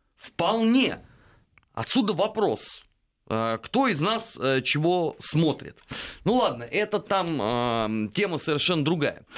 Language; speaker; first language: Russian; native; Russian